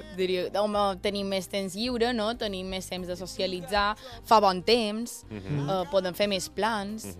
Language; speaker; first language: Catalan; non-native, fluent; English